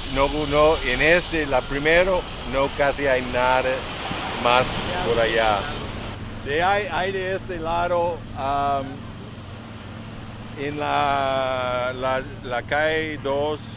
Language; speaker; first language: Spanish; non-native, learner; English